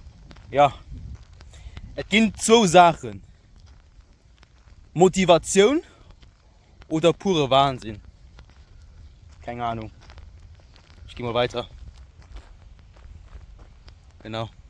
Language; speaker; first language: German; non-native, local second language; Luxembourgish